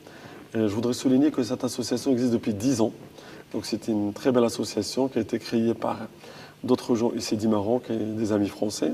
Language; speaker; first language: French; non-native, local second language; Arabic